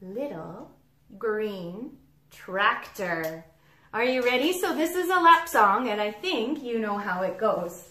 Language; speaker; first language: English; native; English